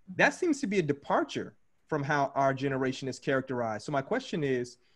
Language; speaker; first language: English; native; English